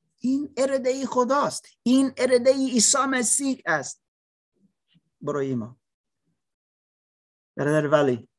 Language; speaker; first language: Persian; non-native, learner; English